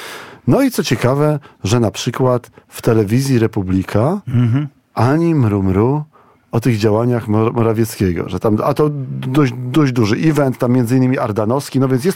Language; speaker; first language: Polish; native; Polish